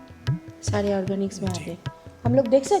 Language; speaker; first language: Hindi; non-native, local second language; Bangla